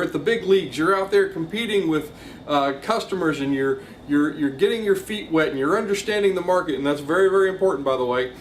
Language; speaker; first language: English; native; English